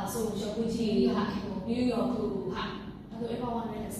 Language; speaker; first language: Japanese; non-native, learner; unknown